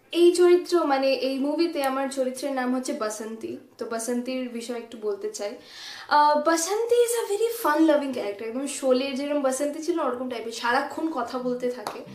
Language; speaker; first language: Bangla; non-native, local second language; Punjabi